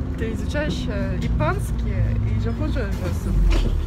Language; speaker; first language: Russian; non-native, learner; Turkish